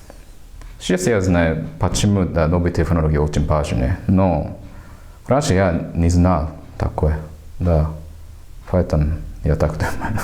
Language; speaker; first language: Russian; non-native, learner; Japanese